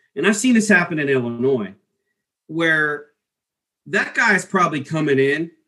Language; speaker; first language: English; native; English